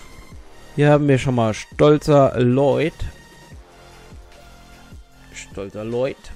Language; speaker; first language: German; native; German